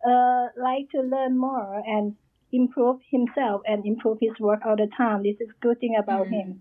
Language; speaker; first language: English; non-native, fluent; Thai